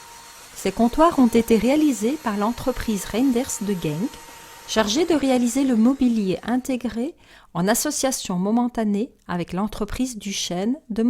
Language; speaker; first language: French; native; French